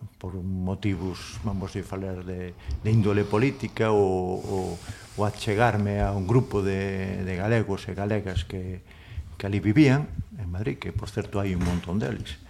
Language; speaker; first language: Galician; non-native, local second language; Spanish